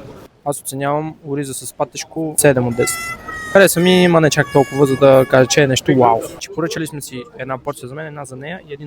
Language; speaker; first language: Bulgarian; native; Bulgarian